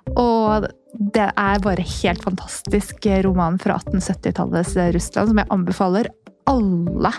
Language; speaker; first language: Norwegian; native; Norwegian